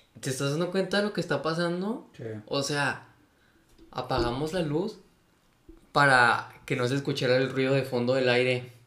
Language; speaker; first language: Spanish; native; Spanish